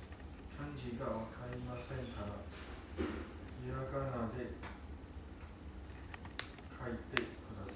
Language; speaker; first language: Japanese; non-native, learner; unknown